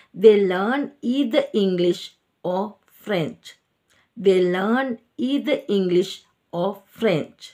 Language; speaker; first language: English; non-native, local second language; Sinhala